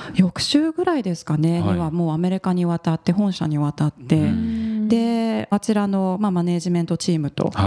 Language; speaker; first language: Japanese; early bilingual, other home language; English